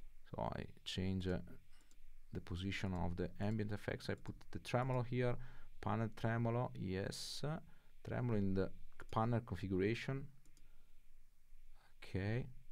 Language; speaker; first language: English; non-native, fluent; Italian